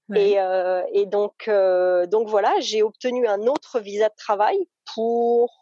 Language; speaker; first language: French; native; French